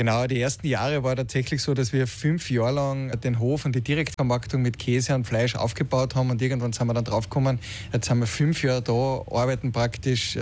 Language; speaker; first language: German; native; German